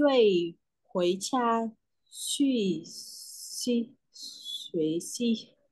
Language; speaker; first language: Chinese; non-native, learner; Vietnamese